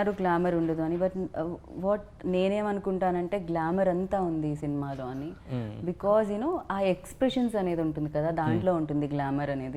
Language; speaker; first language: Telugu; native; Telugu